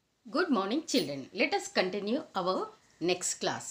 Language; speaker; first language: English; non-native, local second language; Telugu